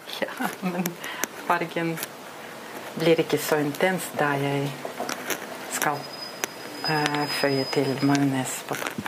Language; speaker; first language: Norwegian; non-native, fluent; Russian